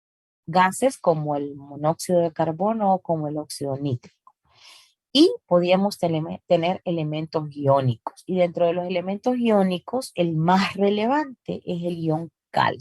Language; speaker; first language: Spanish; native; Spanish